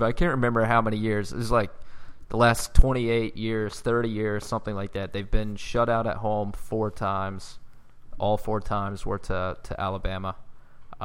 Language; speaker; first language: English; native; English